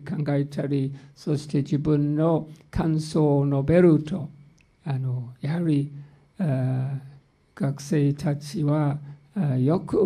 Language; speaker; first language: Japanese; non-native, fluent; English